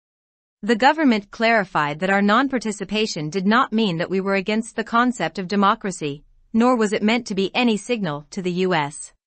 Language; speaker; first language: English; non-native, local second language; Urdu